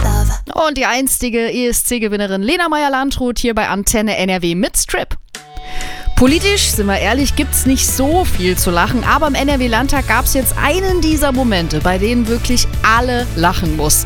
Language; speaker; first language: German; native; German